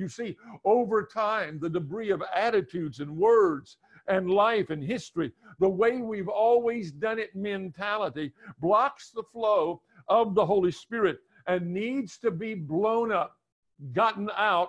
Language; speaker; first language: English; native; English